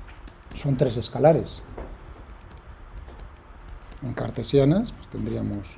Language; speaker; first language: Spanish; native; Spanish